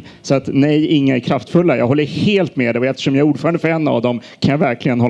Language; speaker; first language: Swedish; native; Swedish